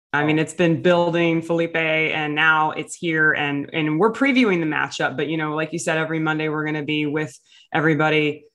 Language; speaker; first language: English; native; English